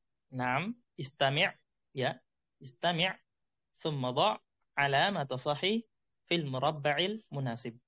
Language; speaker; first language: Arabic; non-native, fluent; Indonesian